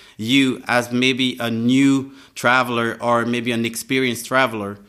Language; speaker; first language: English; non-native, fluent; French